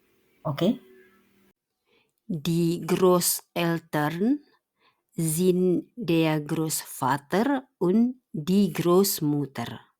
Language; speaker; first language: German; non-native, fluent; Indonesian